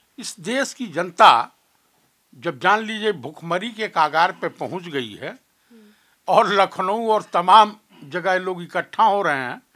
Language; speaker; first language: Hindi; native; Hindi